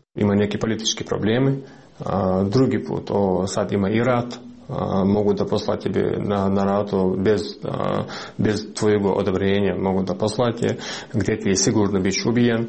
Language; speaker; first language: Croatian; non-native, learner; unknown